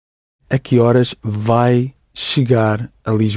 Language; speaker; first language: Portuguese; non-native, learner; English